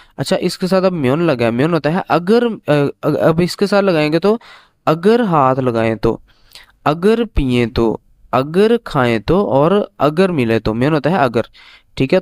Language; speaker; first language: Urdu; native; Urdu